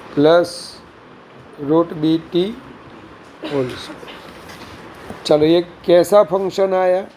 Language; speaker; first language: Hindi; non-native, local second language; Gujarati